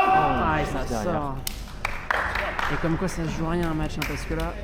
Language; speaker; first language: French; native; French